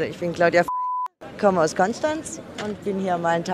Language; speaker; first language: German; native; German